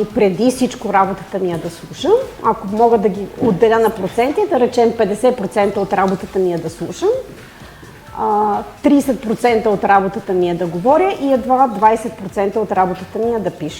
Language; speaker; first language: Bulgarian; native; Bulgarian